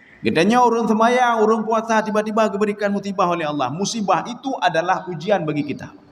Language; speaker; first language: Malay; non-native, local second language; Achinese